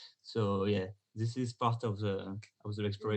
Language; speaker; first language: English; non-native, learner; French